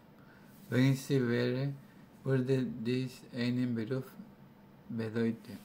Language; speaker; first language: German; non-native, learner; Spanish